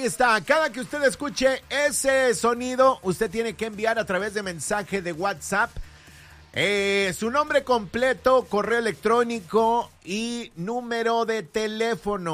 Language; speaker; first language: Spanish; native; Spanish